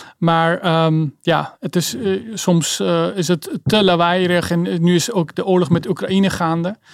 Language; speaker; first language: Dutch; early bilingual, other home language; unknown